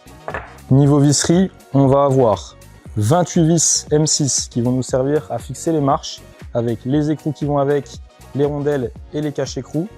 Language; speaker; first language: French; native; French